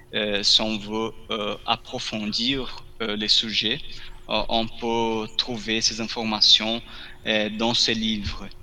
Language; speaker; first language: French; non-native, fluent; Portuguese